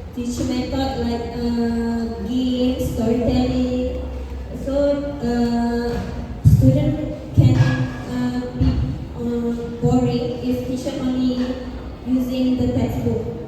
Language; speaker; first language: English; non-native, learner; Malay